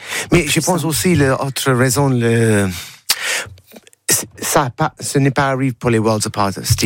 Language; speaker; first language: French; non-native, learner; English